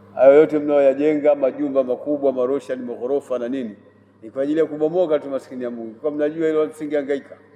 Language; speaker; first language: Swahili; native; Swahili